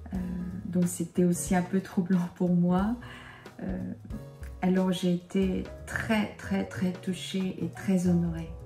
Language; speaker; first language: French; non-native, fluent; Korean